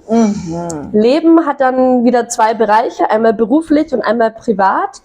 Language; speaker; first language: German; native; German